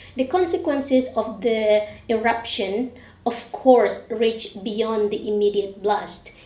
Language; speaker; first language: English; non-native, fluent; Indonesian